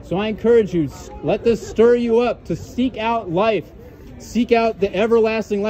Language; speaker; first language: English; native; English